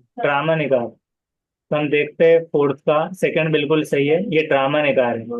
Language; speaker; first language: Hindi; non-native, local second language; Urdu